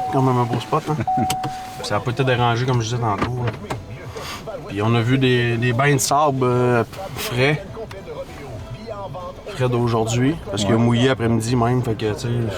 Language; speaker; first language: French; native; French